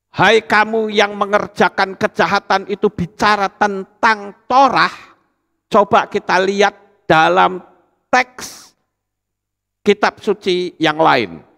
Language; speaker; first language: Indonesian; native; Indonesian